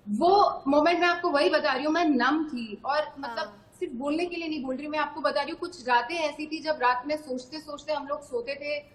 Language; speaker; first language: Hindi; native; Hindi